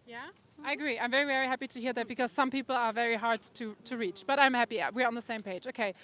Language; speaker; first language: English; non-native, fluent; German